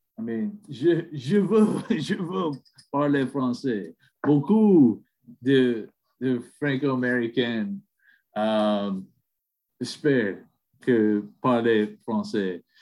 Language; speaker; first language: French; non-native, learner; English